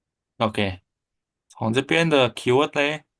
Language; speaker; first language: Chinese; non-native, fluent; Indonesian